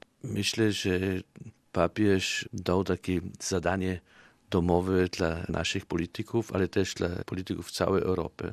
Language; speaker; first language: Polish; non-native, fluent; German